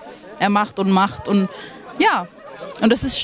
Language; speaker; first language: German; early bilingual, other home language; Oromo